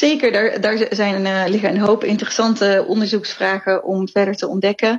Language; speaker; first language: Dutch; native; Dutch